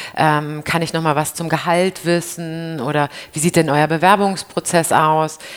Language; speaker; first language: German; native; German